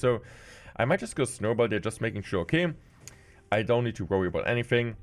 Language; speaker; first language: English; non-native, fluent; German